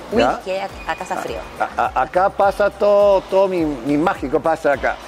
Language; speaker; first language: Spanish; non-native, fluent; English